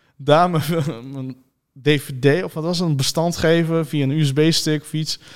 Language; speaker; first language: Dutch; early bilingual, other home language; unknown